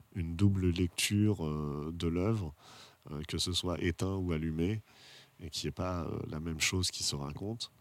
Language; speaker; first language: French; native; French